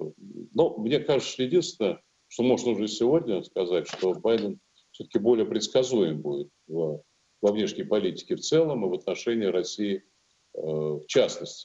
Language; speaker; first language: Russian; native; Russian